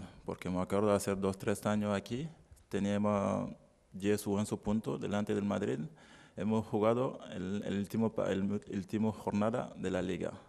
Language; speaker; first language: Spanish; non-native, learner; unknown